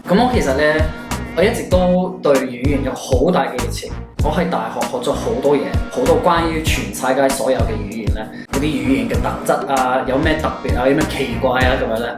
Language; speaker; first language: Cantonese; non-native, fluent; English